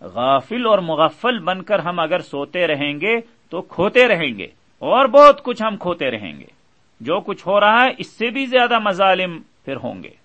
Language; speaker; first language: Urdu; native; Urdu